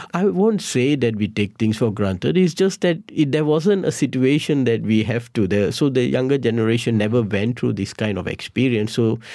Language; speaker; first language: English; non-native, local second language; Tamil